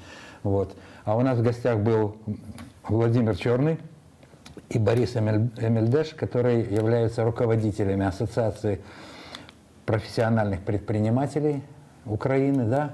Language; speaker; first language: Russian; native; Russian